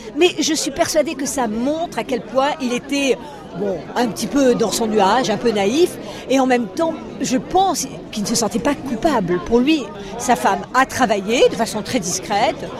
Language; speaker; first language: French; native; French